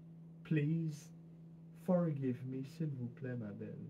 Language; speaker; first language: French; non-native, learner; English